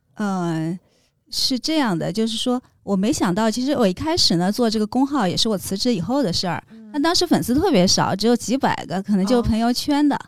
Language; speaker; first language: Chinese; native; Chinese